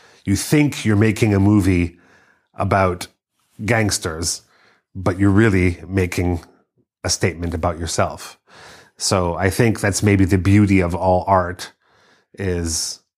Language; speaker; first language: English; native; English